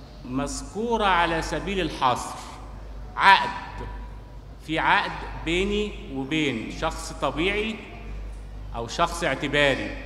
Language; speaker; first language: Arabic; native; Arabic